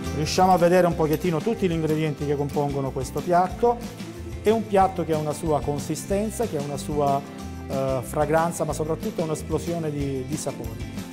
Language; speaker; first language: Italian; native; Italian